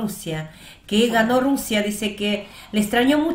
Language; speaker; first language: Spanish; early bilingual, heritage; Russian